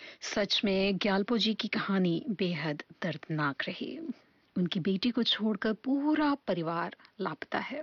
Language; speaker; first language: Hindi; native; Hindi